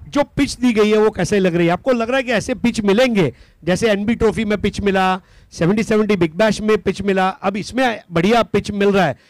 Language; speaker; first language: Hindi; non-native, local second language; Marathi